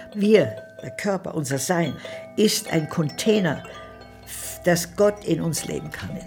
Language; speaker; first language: German; native; German